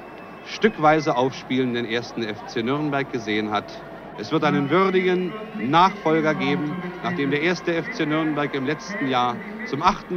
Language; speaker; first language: German; native; German